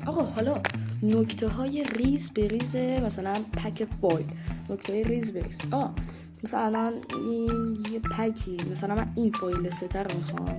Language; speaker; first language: Persian; native; Persian